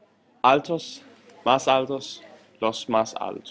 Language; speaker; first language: Spanish; non-native, learner; Danish